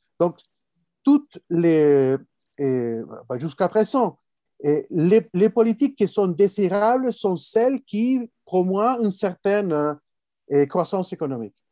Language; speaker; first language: French; non-native, fluent; Spanish